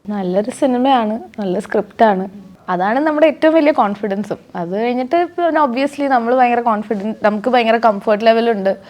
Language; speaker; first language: Malayalam; native; Malayalam